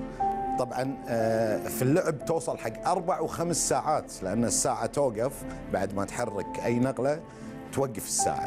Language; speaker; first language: Arabic; native; Arabic